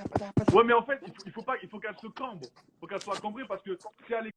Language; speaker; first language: French; native; French